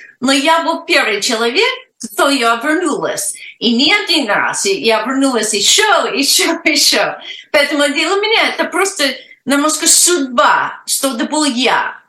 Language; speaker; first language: Russian; non-native, learner; English